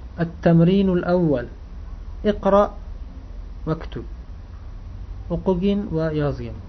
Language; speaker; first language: Arabic; non-native, fluent; Uzbek